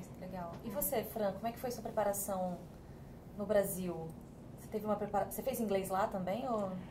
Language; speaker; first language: Portuguese; native; Portuguese